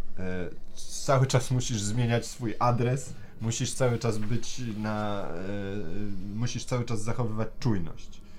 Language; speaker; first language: Polish; early bilingual, heritage; Polish